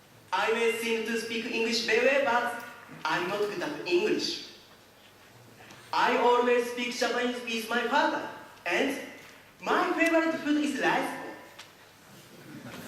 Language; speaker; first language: English; non-native, learner; Japanese